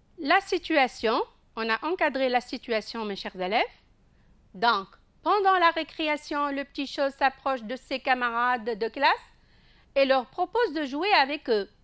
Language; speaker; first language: French; non-native, local second language; Arabic